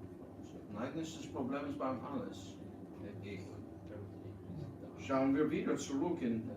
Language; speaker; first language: German; early bilingual, heritage; English